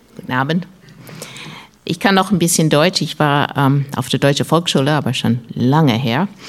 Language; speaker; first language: German; non-native, learner; English